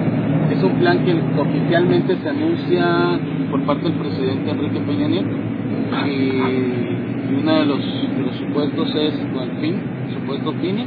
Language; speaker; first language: Spanish; native; Spanish